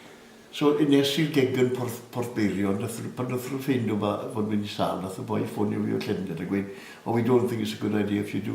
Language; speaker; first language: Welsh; native; Welsh